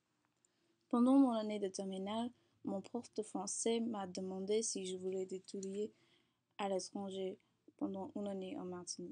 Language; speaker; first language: French; non-native, learner; English